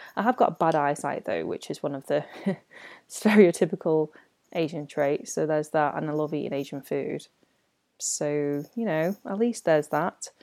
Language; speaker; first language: English; non-native, local second language; Cantonese